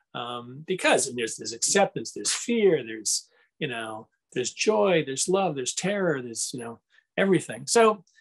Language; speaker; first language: English; native; English